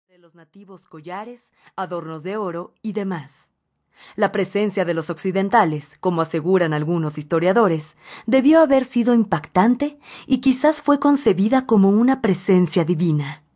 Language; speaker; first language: Spanish; native; Spanish